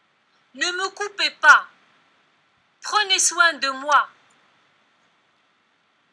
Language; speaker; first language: French; non-native, local second language; Arabic